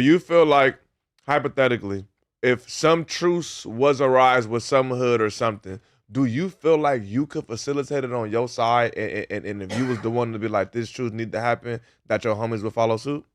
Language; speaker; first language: English; native; English